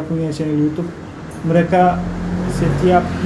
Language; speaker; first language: Indonesian; non-native, learner; Turkish